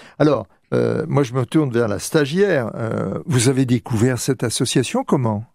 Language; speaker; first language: French; native; French